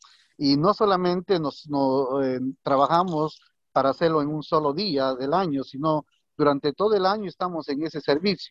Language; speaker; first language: Spanish; native; Spanish